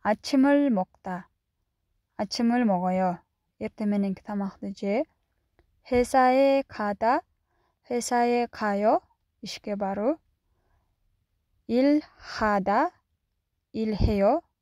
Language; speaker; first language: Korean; non-native, fluent; Kyrgyz